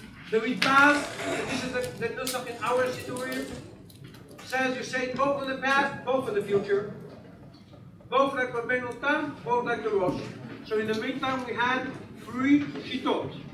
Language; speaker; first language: English; non-native, learner; Hebrew